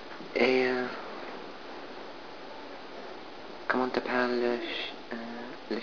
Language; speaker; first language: French; non-native, learner; English